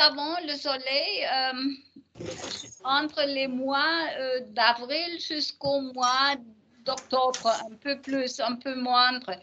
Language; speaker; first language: French; non-native, learner; German